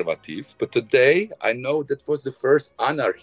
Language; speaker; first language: English; non-native, fluent; Bosnian